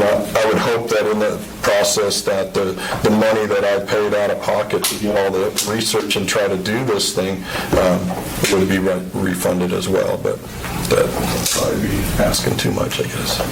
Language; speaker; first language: English; native; English